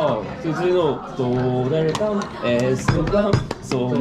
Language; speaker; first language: English; non-native, fluent; Korean